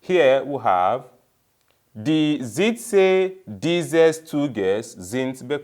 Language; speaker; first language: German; non-native, fluent; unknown